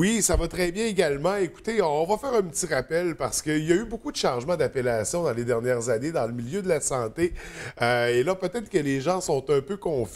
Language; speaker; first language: French; native; French